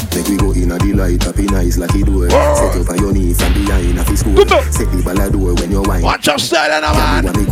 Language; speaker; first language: English; non-native, local second language; Jamaican Creole English